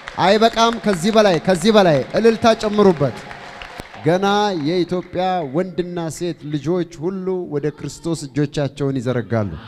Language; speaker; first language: Amharic; native; Amharic